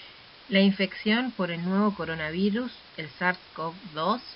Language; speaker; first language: Spanish; native; Spanish